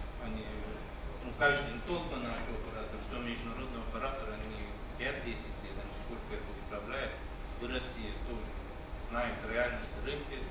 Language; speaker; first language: Russian; non-native, fluent; Turkish